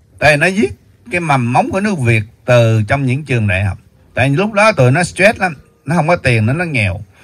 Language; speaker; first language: Vietnamese; native; Vietnamese